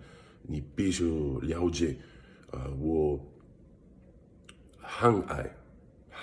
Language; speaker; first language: Chinese; non-native, learner; English